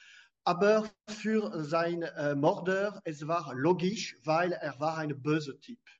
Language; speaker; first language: German; non-native, fluent; French